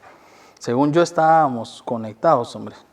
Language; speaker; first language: Spanish; native; Spanish